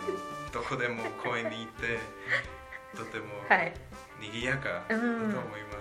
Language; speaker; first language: Japanese; non-native, learner; Spanish